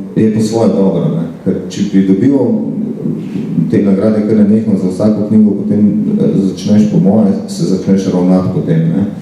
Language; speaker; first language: Slovenian; native; Slovenian